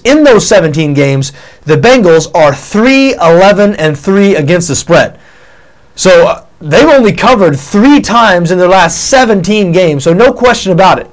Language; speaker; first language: English; native; English